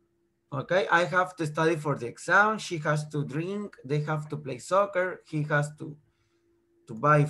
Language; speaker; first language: English; non-native, fluent; Spanish